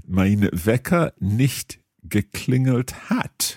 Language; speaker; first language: German; non-native, fluent; English